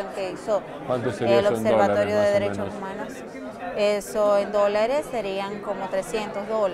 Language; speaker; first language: Spanish; native; Spanish